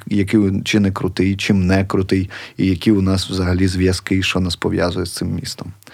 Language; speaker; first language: Ukrainian; native; Ukrainian